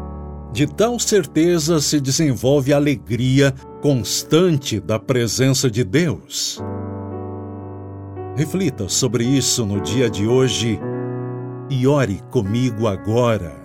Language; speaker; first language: Portuguese; native; Portuguese